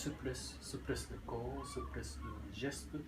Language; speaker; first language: French; non-native, fluent; Japanese